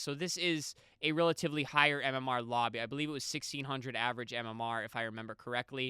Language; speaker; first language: English; native; English